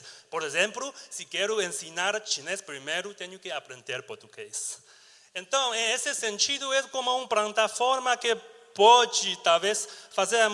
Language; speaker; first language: Portuguese; non-native, learner; Chinese